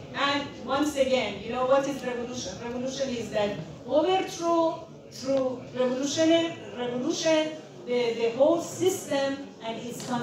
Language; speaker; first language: English; non-native, fluent; Persian